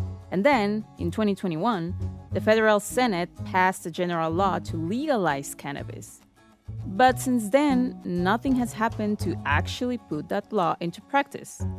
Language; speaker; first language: English; native; English